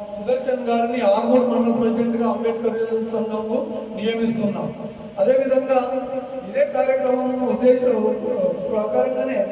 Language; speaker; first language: Telugu; native; Telugu